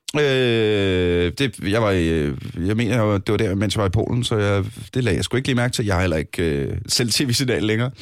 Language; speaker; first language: Danish; native; Danish